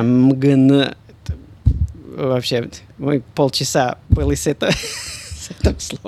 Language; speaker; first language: Russian; non-native, fluent; English